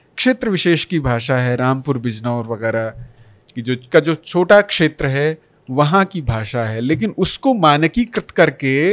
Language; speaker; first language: Hindi; non-native, local second language; Bhojpuri